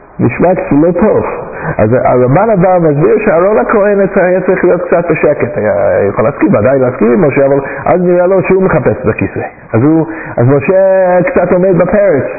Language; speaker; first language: Hebrew; non-native, fluent; English